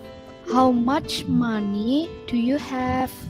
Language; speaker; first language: English; non-native, learner; Indonesian